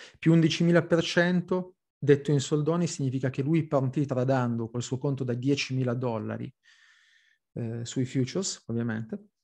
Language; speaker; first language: Italian; early bilingual, heritage; Italian